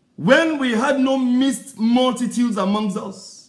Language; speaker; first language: English; non-native, local second language; Yoruba